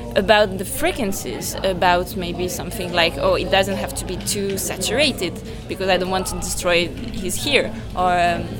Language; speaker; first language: English; non-native, fluent; French